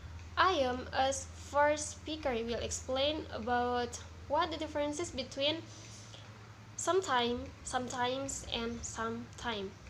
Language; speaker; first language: English; non-native, learner; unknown